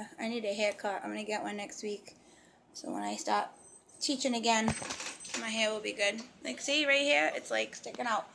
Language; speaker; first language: English; native; English